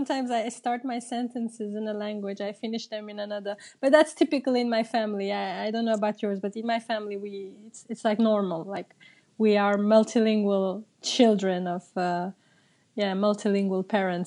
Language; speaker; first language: English; non-native, fluent; Turkish